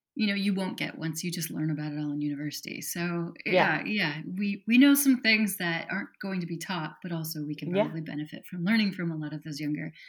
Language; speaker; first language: English; native; English